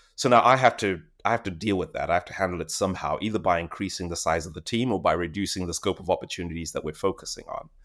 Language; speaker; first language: English; non-native, local second language; Shona